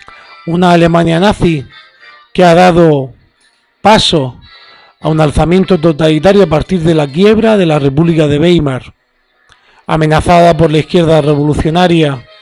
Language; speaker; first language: Spanish; native; Spanish